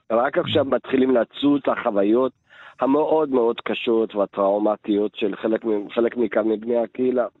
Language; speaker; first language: Hebrew; early bilingual, other home language; Amharic